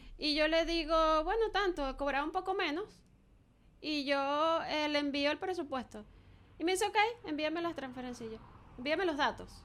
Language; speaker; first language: Spanish; native; Spanish